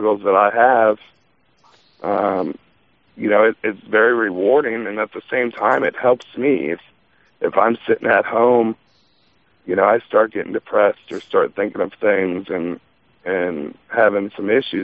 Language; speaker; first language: English; native; English